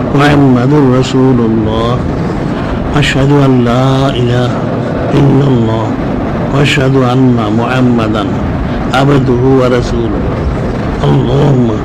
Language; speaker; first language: Arabic; non-native, fluent; Bangla